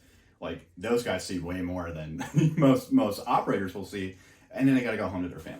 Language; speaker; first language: English; native; English